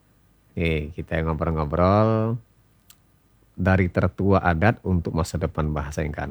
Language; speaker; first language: Indonesian; non-native, local second language; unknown